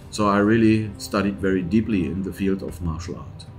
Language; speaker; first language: English; non-native, fluent; German